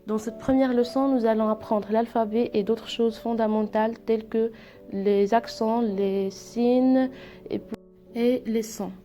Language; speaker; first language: French; non-native, local second language; Arabic